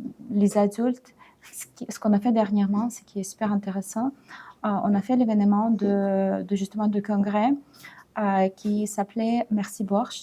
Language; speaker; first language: French; non-native, fluent; Ukrainian